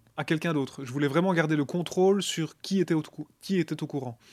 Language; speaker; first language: French; native; French